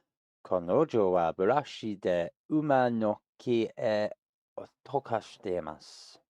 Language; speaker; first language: Japanese; non-native, learner; English